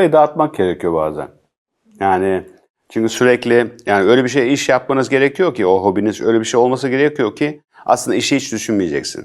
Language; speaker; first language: Turkish; early bilingual, heritage; Turkish